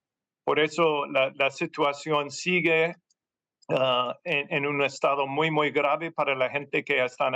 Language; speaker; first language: Spanish; non-native, fluent; English